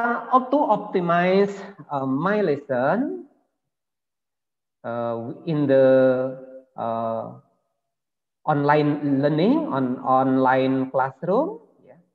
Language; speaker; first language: English; non-native, learner; Indonesian